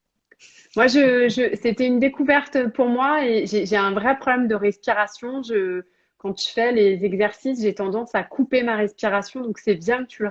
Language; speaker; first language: French; native; French